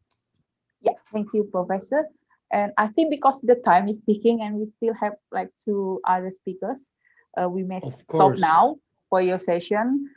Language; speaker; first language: English; non-native, fluent; Indonesian